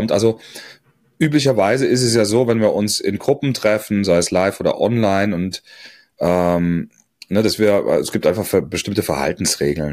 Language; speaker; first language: German; native; German